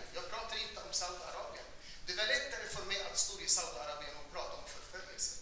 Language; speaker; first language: Swedish; non-native, fluent; Arabic